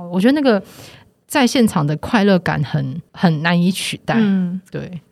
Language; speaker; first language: Chinese; native; Chinese